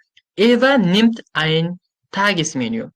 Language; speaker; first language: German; non-native, fluent; Uzbek